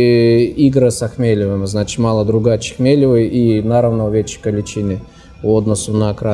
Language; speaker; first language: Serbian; non-native, fluent; Russian